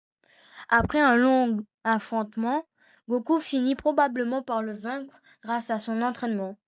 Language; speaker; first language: French; native; French